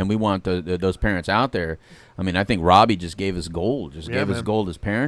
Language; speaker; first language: English; native; English